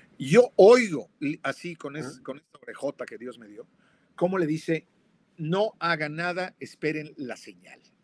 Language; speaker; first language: Spanish; native; Spanish